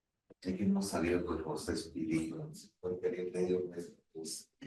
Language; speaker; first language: Portuguese; non-native, fluent; Spanish